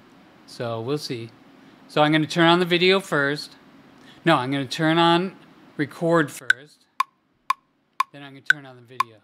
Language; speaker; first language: English; native; English